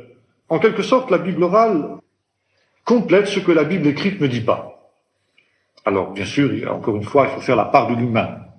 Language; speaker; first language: French; native; French